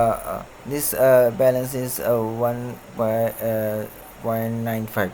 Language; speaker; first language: English; non-native, learner; Bangla